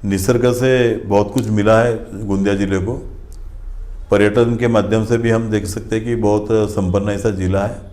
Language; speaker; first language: Hindi; non-native, local second language; Marathi